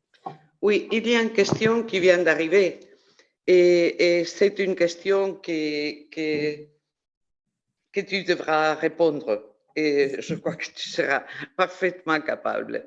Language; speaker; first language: French; non-native, fluent; Spanish